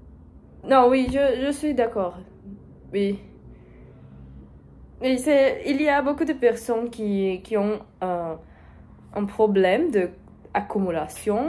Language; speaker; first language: French; non-native, learner; Portuguese